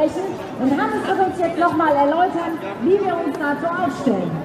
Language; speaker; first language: German; native; German